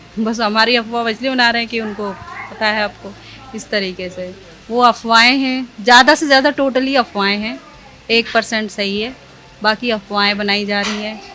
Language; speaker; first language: Hindi; native; Hindi